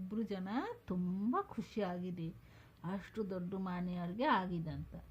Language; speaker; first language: Kannada; non-native, local second language; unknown